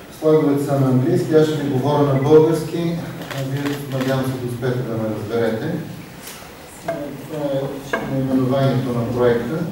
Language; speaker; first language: Bulgarian; native; Bulgarian